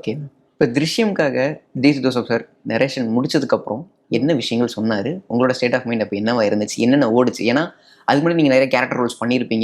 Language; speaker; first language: Tamil; native; Tamil